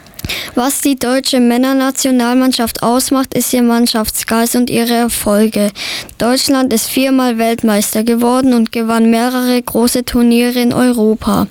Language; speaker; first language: German; native; German